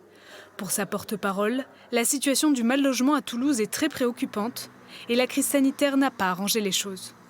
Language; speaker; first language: French; native; French